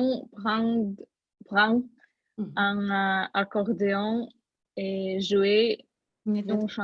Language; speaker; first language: French; non-native, learner; Russian